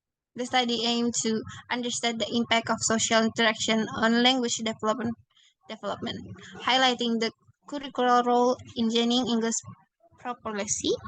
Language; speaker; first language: English; non-native, learner; Indonesian